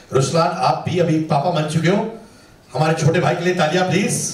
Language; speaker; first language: Hindi; native; Hindi